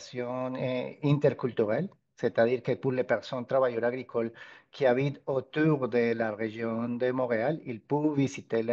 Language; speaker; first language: French; non-native, fluent; Spanish